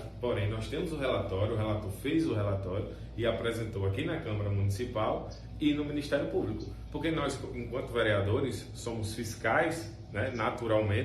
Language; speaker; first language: Portuguese; native; Portuguese